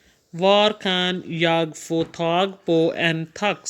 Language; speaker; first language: Swedish; non-native, learner; Urdu